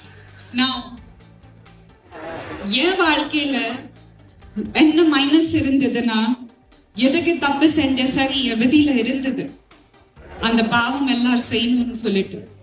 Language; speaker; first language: Tamil; non-native, fluent; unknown